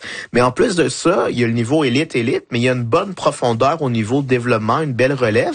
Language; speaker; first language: French; native; French